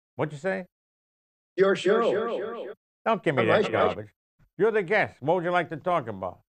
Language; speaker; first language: English; native; English